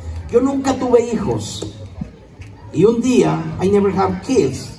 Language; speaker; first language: Spanish; native; Spanish